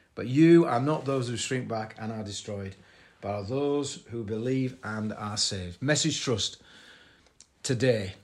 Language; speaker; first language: English; native; English